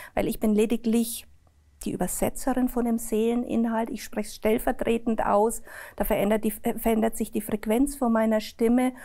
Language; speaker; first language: German; native; German